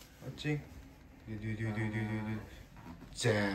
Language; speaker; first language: Japanese; native; Japanese